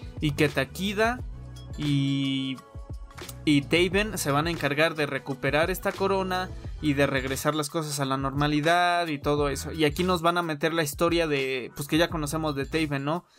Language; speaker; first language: Spanish; native; Spanish